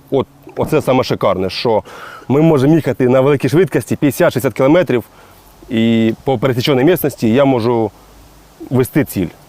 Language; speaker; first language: Ukrainian; non-native, local second language; Russian